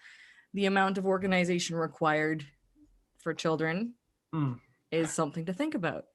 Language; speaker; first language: English; native; English